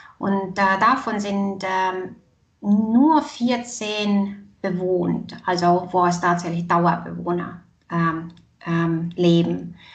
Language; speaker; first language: German; non-native, fluent; Estonian